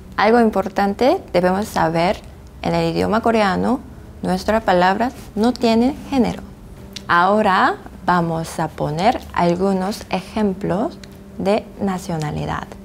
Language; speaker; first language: Spanish; non-native, fluent; Korean